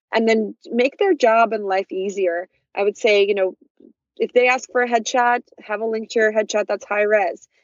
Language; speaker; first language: English; early bilingual, other home language; Russian